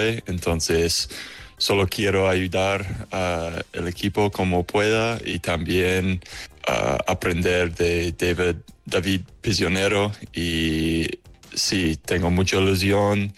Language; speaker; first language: Spanish; non-native, learner; English